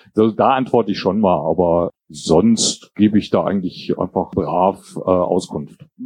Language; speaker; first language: German; native; German